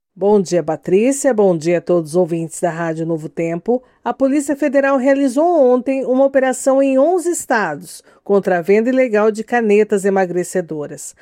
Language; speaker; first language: Portuguese; native; Portuguese